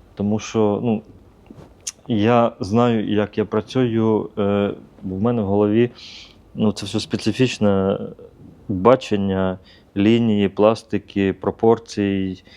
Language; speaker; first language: Ukrainian; native; Ukrainian